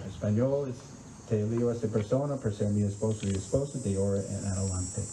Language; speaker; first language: Spanish; non-native, learner; English